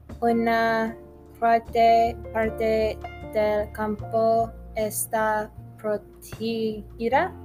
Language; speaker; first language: Spanish; non-native, learner; English